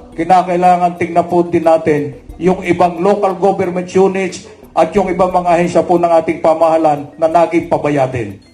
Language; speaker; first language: Filipino; native; Filipino